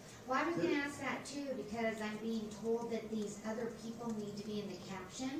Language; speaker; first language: English; native; English